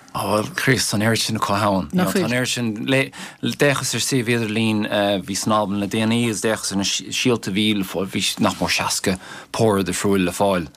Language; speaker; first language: Irish; native; Irish